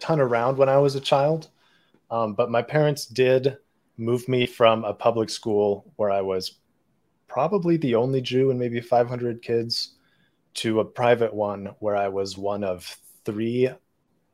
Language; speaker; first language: English; native; English